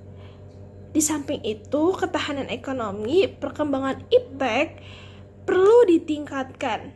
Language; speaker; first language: Indonesian; native; Indonesian